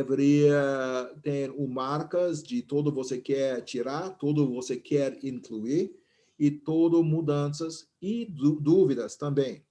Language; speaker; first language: Portuguese; non-native, fluent; English